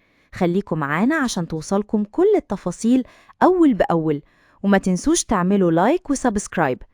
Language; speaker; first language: Arabic; native; Arabic